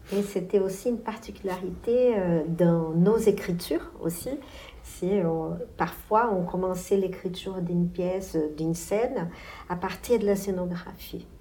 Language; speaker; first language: French; non-native, fluent; Portuguese